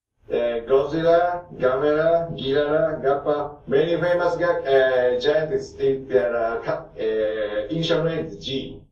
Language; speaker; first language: English; non-native, learner; Japanese